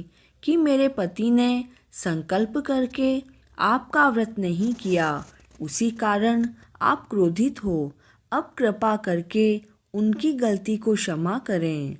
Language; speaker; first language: Hindi; native; Hindi